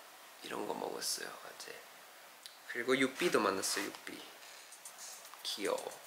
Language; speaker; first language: Korean; non-native, fluent; Thai